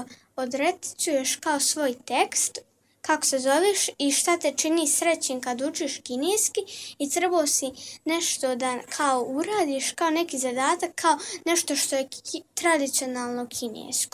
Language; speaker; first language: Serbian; early bilingual, heritage; Serbian